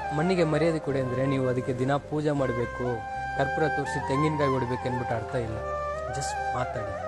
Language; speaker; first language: Kannada; non-native, local second language; Tamil